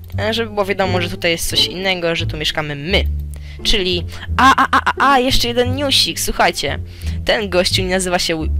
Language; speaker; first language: Polish; native; Polish